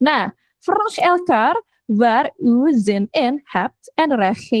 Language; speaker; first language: Dutch; non-native, fluent; Indonesian